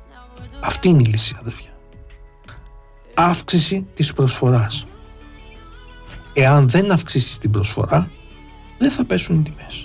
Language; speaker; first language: Greek; native; Greek